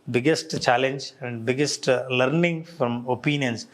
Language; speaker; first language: English; non-native, local second language; Telugu